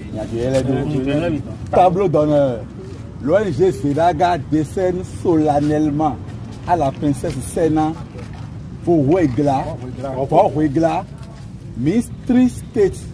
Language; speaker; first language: French; non-native, local second language; Fon